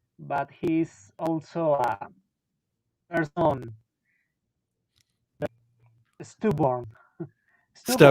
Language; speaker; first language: English; non-native, local second language; Spanish